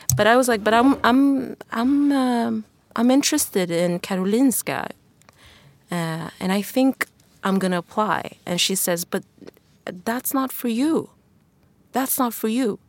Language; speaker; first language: English; non-native, fluent; Wolof